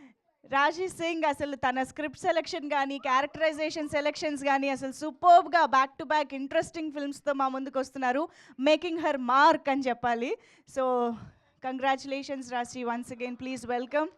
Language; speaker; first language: Telugu; native; Telugu